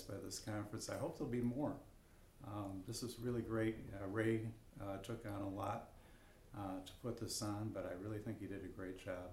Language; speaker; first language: English; native; English